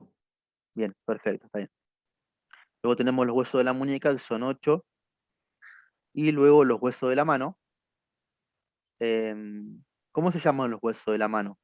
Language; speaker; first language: Spanish; native; Spanish